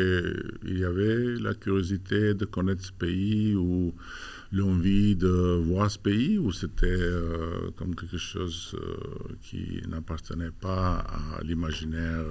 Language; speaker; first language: French; non-native, fluent; Albanian